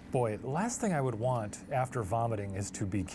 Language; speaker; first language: English; native; English